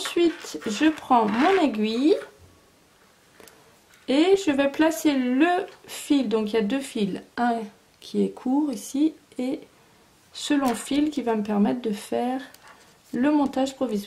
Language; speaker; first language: French; native; French